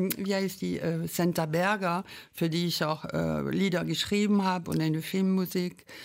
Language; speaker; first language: German; non-native, fluent; French